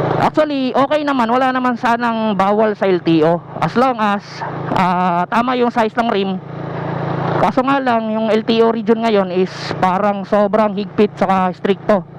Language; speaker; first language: Filipino; non-native, local second language; Cebuano